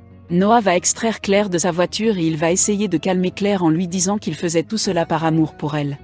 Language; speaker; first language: French; non-native, local second language; Haitian Creole